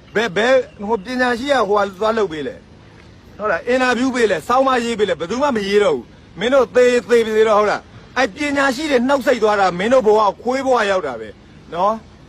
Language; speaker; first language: Burmese; native; Burmese